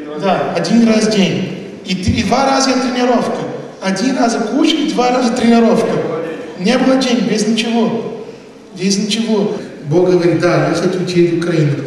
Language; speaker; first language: Russian; non-native, learner; Portuguese